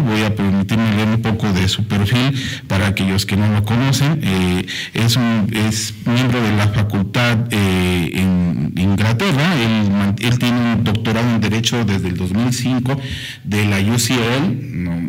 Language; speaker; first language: Spanish; native; Spanish